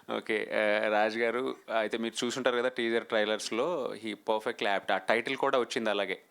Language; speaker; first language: Telugu; native; Telugu